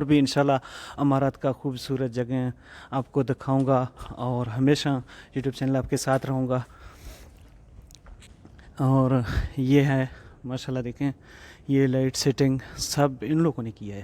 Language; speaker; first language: Hindi; non-native, local second language; Baluchi